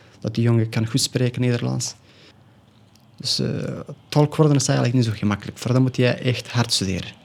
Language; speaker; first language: Dutch; non-native, learner; Pashto